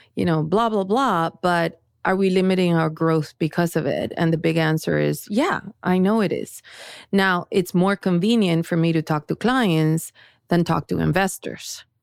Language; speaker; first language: English; early bilingual, other home language; Spanish